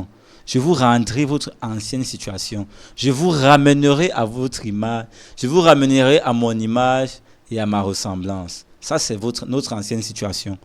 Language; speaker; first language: French; non-native, local second language; Lingala